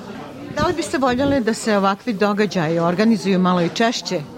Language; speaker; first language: Serbian; native; Serbian